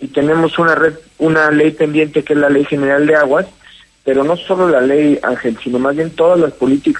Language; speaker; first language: Spanish; native; Spanish